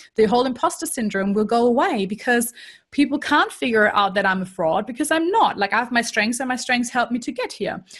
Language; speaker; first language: English; non-native, fluent; German